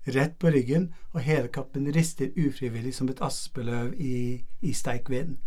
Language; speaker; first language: Norwegian; non-native, fluent; English